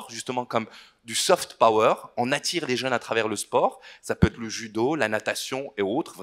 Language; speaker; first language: French; non-native, local second language; Arabic